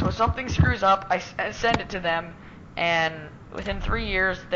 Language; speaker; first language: English; native; English